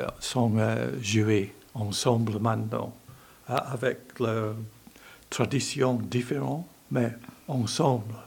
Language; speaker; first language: French; non-native, learner; English